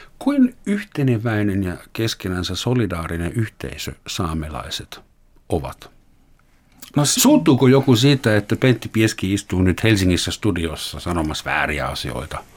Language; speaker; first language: Finnish; non-native, fluent; German